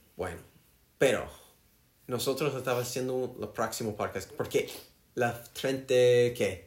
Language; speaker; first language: Spanish; non-native, learner; English